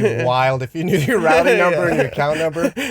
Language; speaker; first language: English; native; English